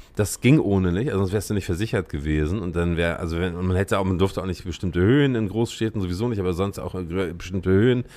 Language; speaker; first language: German; native; German